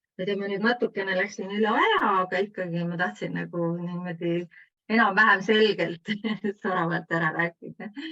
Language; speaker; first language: Estonian; native; Estonian